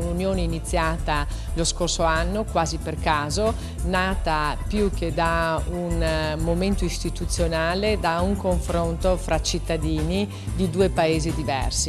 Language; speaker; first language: Italian; native; Italian